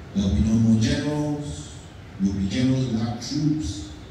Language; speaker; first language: English; native; English